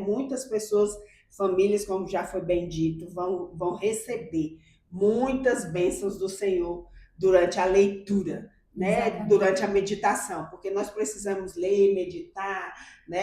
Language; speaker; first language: Portuguese; native; Portuguese